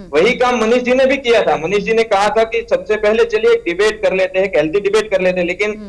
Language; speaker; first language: Hindi; non-native, local second language; Gujarati